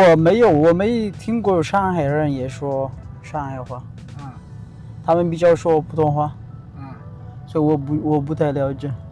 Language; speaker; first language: Chinese; non-native, fluent; Amharic